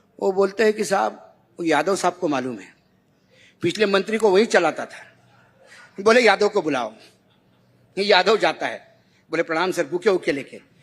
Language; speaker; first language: Hindi; non-native, local second language; Marathi